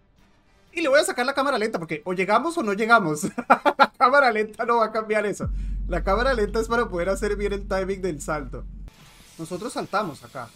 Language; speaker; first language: Spanish; native; Spanish